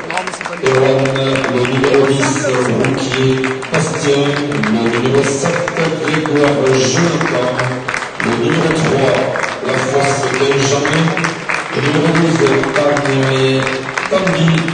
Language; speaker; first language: French; native; French